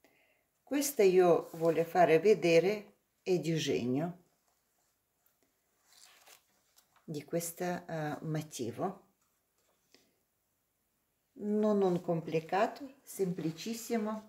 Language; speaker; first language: Italian; non-native, learner; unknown